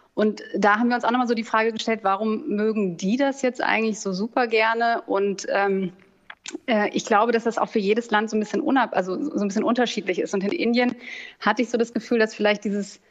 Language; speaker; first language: German; native; German